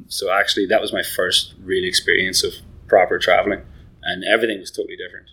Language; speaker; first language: English; native; English